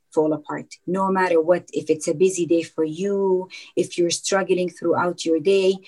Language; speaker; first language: English; non-native, fluent; Arabic